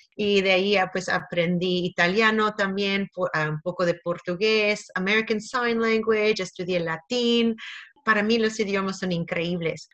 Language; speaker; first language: Spanish; early bilingual, heritage; Spanish